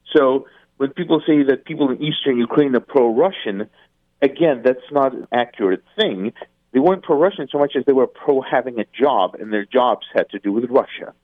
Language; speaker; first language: English; non-native, fluent; Russian